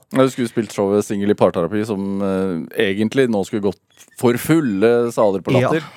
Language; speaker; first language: Norwegian; native; Norwegian